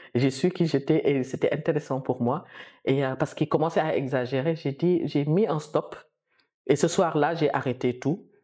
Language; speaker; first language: French; non-native, local second language; Wolof